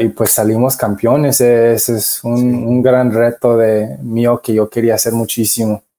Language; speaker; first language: Spanish; early bilingual, heritage; Spanish